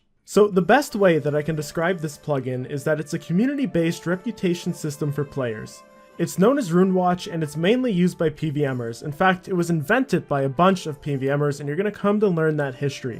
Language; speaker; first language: English; native; English